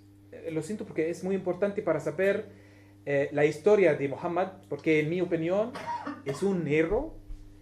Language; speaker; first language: Spanish; non-native, learner; Arabic